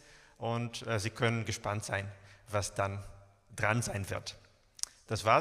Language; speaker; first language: German; native; German